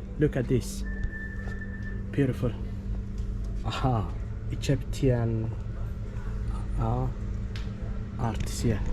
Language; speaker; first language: English; non-native, fluent; Somali